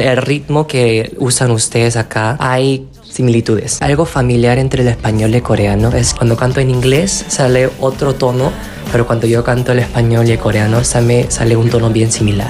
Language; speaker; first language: Spanish; non-native, fluent; Korean